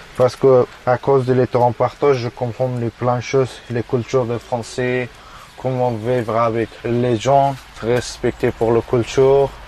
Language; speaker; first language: French; non-native, learner; Persian